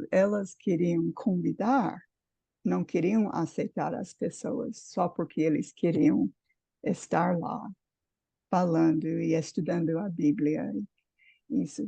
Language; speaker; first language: Portuguese; non-native, fluent; English